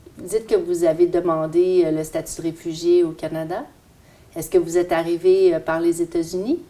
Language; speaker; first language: French; native; French